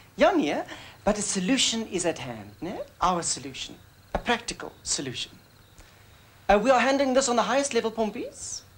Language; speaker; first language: English; non-native, local second language; Afrikaans